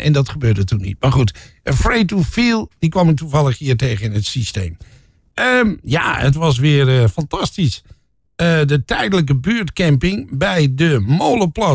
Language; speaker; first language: Dutch; native; Dutch